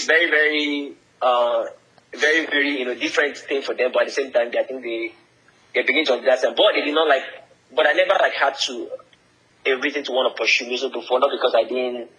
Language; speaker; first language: English; non-native, local second language; Yoruba